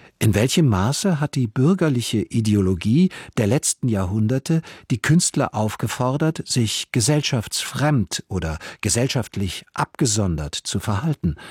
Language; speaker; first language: German; native; German